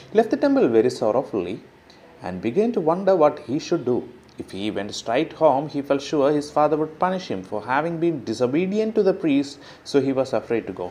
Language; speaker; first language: English; non-native, local second language; Malayalam